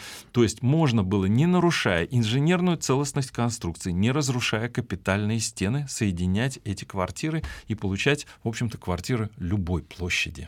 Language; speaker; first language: Russian; native; Russian